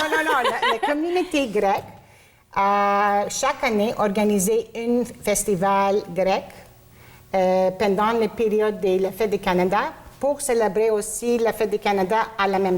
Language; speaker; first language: French; non-native, local second language; Greek